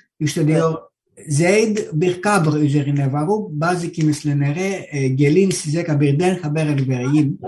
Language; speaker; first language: Turkish; non-native, learner; Greek